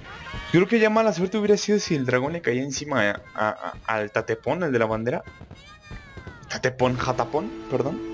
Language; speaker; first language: Spanish; native; Spanish